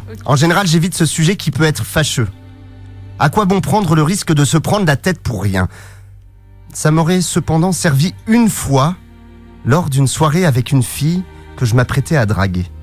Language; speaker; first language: French; native; French